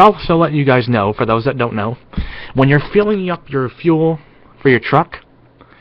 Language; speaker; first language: English; native; English